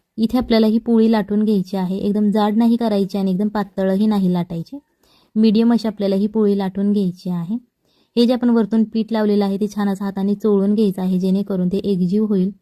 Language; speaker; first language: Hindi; non-native, local second language; Marathi